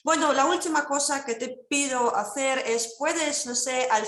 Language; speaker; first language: Spanish; non-native, fluent; Russian